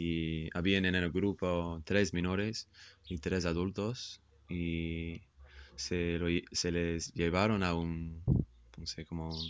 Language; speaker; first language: Spanish; non-native, fluent; English